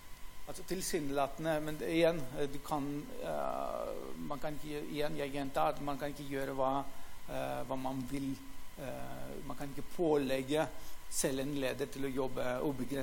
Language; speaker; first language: Norwegian; non-native, fluent; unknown